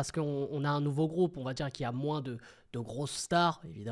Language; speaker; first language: French; native; French